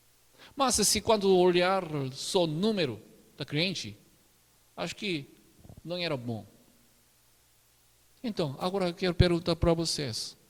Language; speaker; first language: Portuguese; non-native, learner; Korean